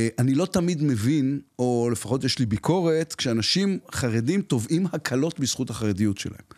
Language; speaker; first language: Hebrew; native; Hebrew